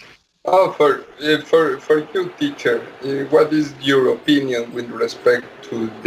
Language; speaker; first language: English; non-native, learner; Spanish